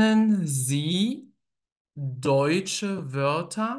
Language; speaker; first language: German; native; German